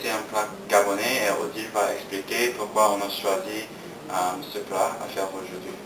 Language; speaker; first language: French; non-native, learner; English